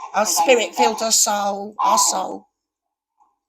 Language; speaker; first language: English; native; English